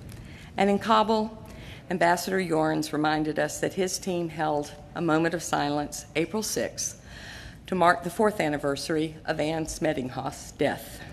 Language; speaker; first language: English; native; English